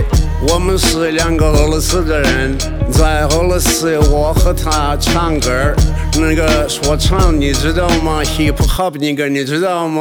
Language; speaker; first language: Chinese; non-native, learner; Russian